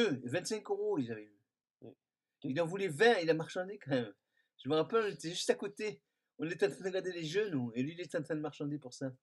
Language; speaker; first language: French; native; French